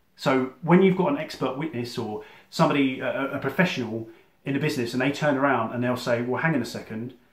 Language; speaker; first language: English; native; English